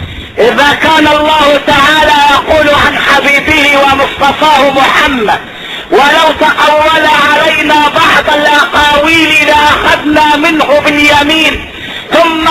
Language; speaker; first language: Arabic; native; Arabic